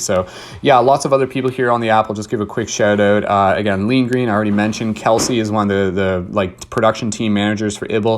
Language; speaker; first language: English; native; English